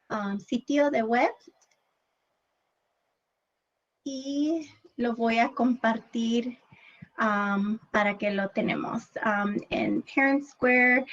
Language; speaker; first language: Spanish; early bilingual, heritage; English